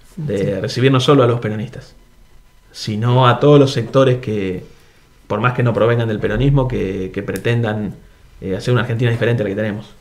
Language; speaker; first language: Spanish; native; Spanish